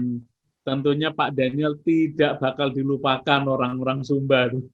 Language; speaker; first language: Indonesian; native; Indonesian